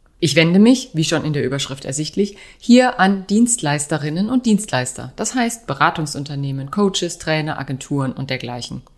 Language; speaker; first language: German; native; German